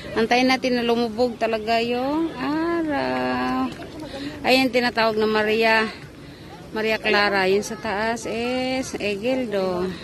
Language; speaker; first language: Filipino; non-native, local second language; Cebuano